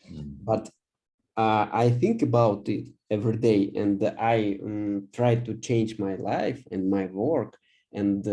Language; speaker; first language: English; non-native, learner; Russian